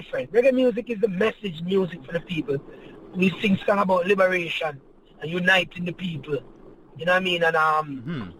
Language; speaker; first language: English; non-native, local second language; Jamaican Creole English